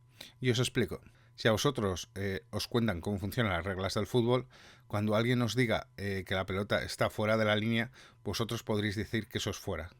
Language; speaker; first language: Spanish; native; Spanish